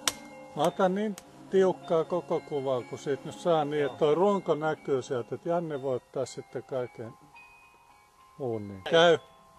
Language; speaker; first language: Finnish; native; Finnish